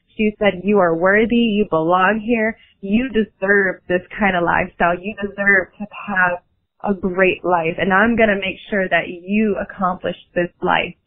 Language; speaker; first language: English; native; English